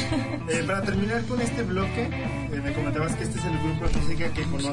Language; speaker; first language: Spanish; native; Spanish